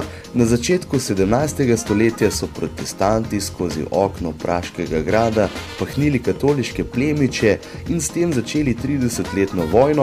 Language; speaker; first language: Slovenian; native; Slovenian